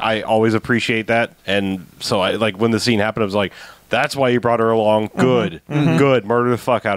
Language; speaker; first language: English; native; English